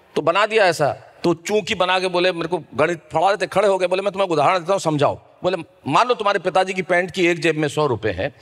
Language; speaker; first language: Hindi; native; Hindi